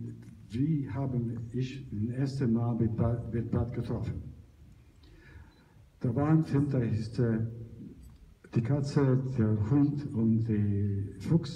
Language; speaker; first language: German; non-native, learner; Italian